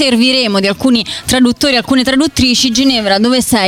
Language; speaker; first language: Italian; native; Italian